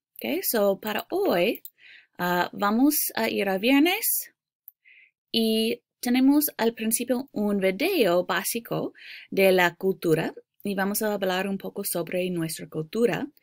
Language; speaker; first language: Spanish; non-native, fluent; English